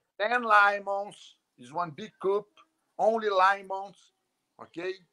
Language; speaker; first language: English; non-native, learner; Portuguese